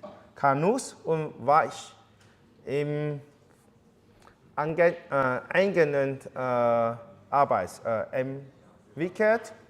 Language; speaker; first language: German; non-native, learner; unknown